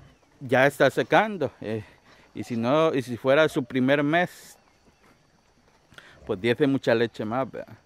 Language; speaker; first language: Spanish; native; Spanish